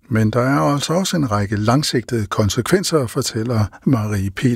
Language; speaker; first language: Danish; native; Danish